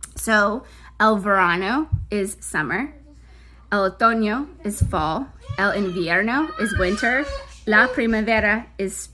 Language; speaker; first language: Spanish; non-native, fluent; English